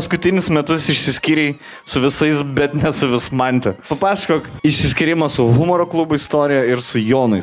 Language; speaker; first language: Lithuanian; native; Lithuanian